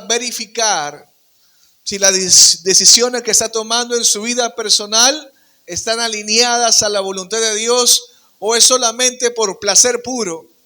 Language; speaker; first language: Spanish; native; Spanish